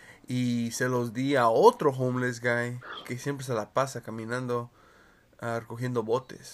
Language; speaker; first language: Spanish; early bilingual, heritage; Spanish